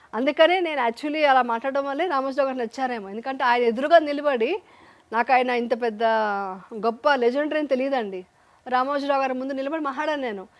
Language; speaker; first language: Telugu; native; Telugu